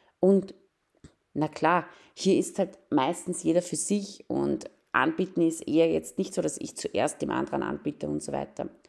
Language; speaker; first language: German; early bilingual, other home language; Persian